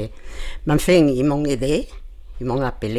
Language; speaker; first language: French; non-native, fluent; Spanish